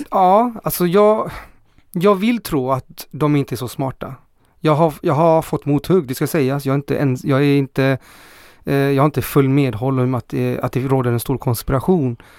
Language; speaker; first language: Swedish; early bilingual, other home language; Spanish